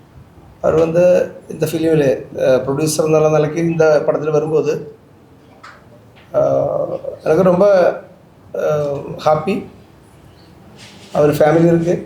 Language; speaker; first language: Tamil; non-native, learner; Malayalam